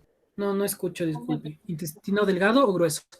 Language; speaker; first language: Spanish; native; Spanish